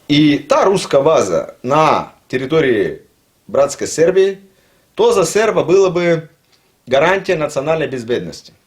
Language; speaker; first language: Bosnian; non-native, learner; Russian